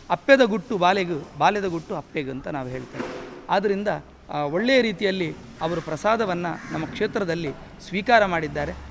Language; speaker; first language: Kannada; non-native, local second language; Tulu